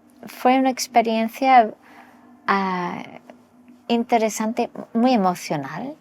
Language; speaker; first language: Spanish; non-native, local second language; English